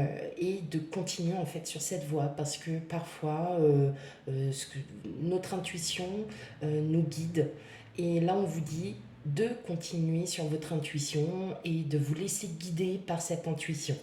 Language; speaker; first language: French; native; French